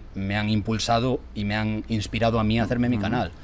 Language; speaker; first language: Spanish; native; Spanish